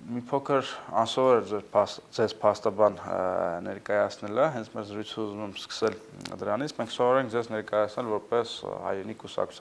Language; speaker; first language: Armenian; native; Armenian